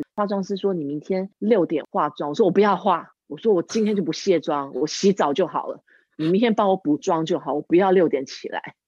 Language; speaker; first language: Chinese; non-native, local second language; English